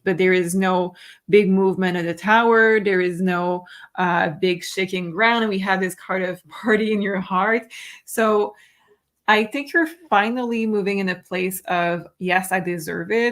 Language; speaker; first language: English; non-native, fluent; French